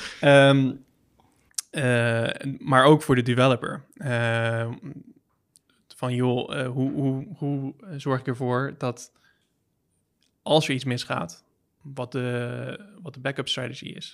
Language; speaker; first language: Dutch; native; Dutch